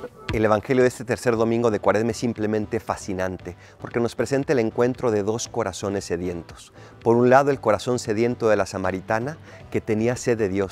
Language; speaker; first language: Spanish; native; Spanish